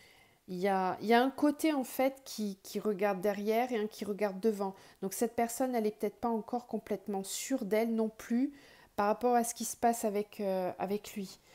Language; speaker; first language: French; native; French